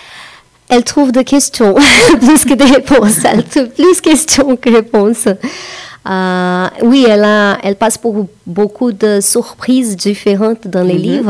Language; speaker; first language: French; non-native, fluent; Portuguese